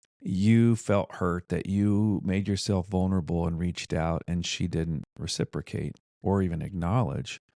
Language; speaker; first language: English; native; English